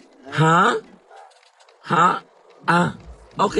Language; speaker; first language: English; non-native, local second language; Cebuano